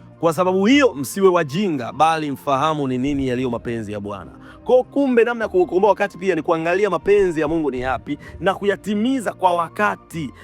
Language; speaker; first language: Swahili; native; Swahili